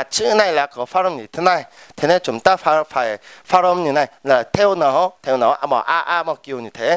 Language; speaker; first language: Vietnamese; non-native, fluent; Korean